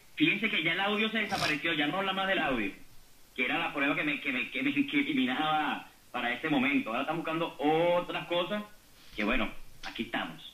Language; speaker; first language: Spanish; native; Spanish